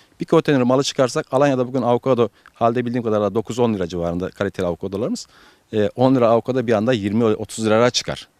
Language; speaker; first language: Turkish; native; Turkish